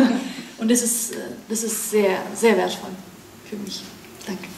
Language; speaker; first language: German; non-native, fluent; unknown